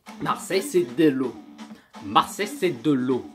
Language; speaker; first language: French; native; French